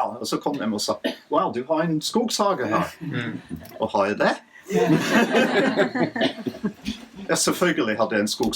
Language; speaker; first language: Norwegian; non-native, fluent; English